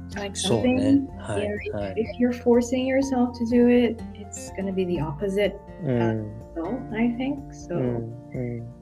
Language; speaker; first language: English; non-native, local second language; Filipino